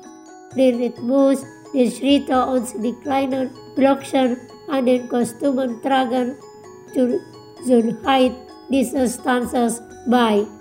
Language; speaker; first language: German; non-native, learner; Indonesian